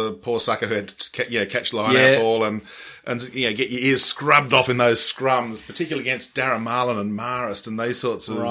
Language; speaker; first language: English; native; English